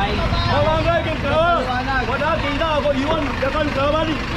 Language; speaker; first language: Filipino; non-native, learner; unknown